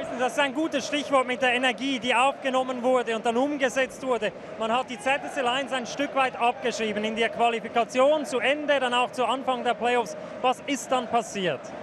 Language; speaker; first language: German; native; German